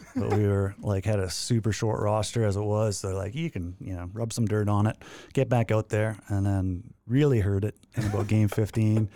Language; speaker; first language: English; native; English